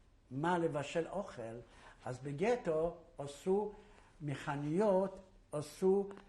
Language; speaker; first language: Hebrew; non-native, fluent; Yiddish